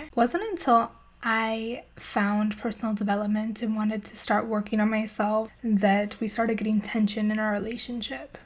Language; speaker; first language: English; native; English